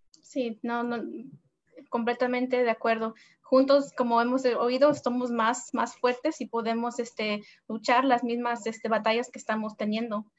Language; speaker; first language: Spanish; early bilingual, heritage; Spanish